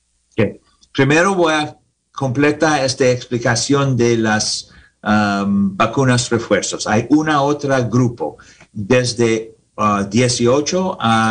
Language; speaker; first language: Spanish; non-native, learner; English